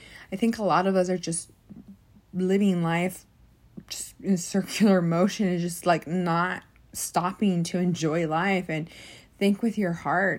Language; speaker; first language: English; early bilingual, other home language; Spanish